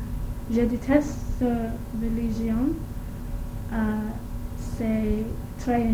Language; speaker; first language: French; non-native, learner; English